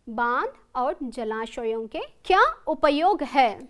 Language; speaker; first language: Hindi; non-native, local second language; Kannada